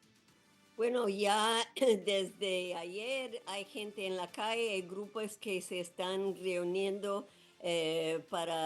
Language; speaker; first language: Spanish; non-native, fluent; English